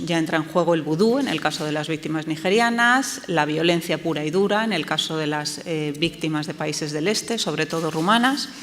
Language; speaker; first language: Spanish; native; Spanish